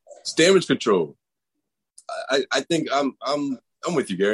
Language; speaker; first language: English; native; English